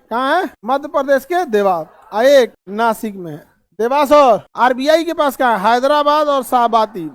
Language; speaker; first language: Hindi; native; Hindi